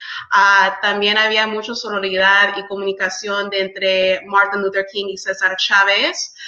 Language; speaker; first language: Spanish; early bilingual, heritage; English